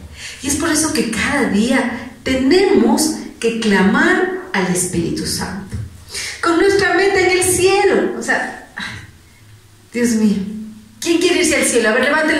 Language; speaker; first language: Spanish; native; Spanish